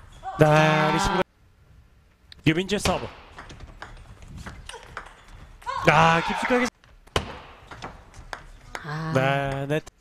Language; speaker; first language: Korean; native; Korean